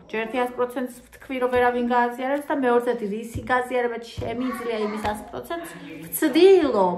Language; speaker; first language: Georgian; native; Georgian